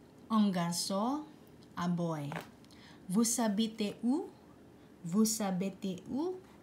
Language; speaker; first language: French; non-native, learner; Filipino